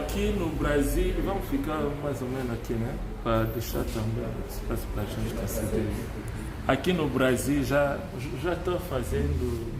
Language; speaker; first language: Portuguese; non-native, learner; Luba-Lulua